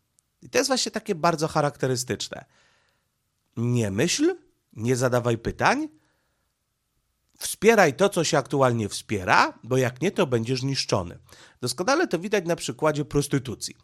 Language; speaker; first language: Polish; native; Polish